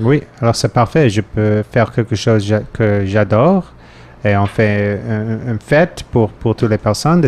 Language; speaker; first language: French; non-native, learner; English